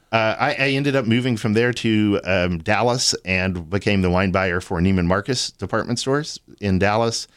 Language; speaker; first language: English; native; English